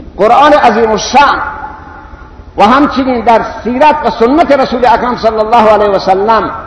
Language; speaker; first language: Persian; non-native, local second language; Baluchi